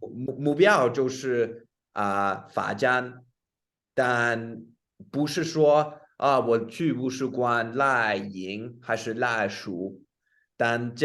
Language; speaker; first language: Chinese; non-native, fluent; English